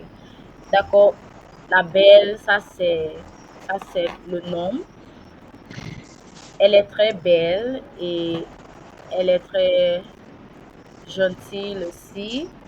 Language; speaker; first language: French; non-native, learner; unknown